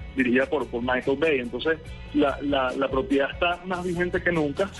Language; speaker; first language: Spanish; native; Spanish